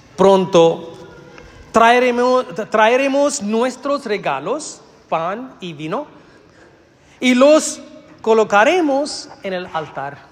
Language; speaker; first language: Spanish; non-native, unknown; Malayalam